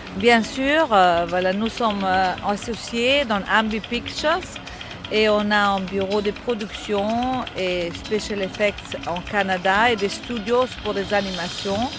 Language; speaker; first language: French; non-native, fluent; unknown